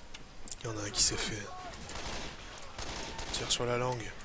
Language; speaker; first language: French; native; French